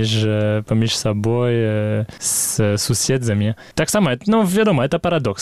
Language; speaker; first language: Belarusian; non-native, fluent; French